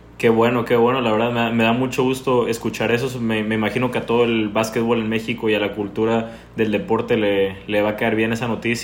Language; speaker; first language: Spanish; native; Spanish